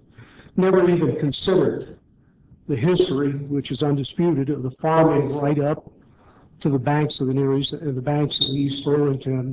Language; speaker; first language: English; native; English